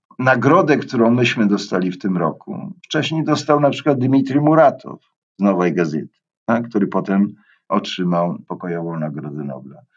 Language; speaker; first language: Polish; native; Polish